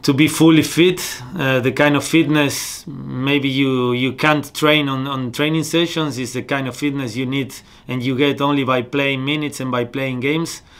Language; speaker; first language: English; non-native, fluent; Spanish